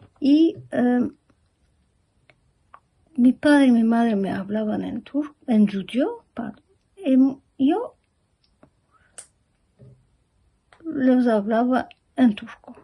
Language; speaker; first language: Spanish; early bilingual, heritage; Ladino